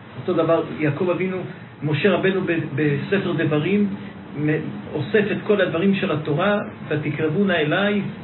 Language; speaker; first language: Hebrew; native; Hebrew